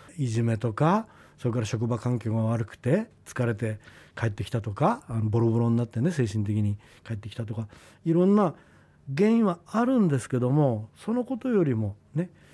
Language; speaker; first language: Japanese; native; Japanese